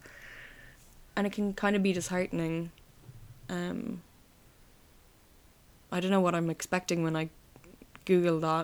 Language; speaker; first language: English; native; English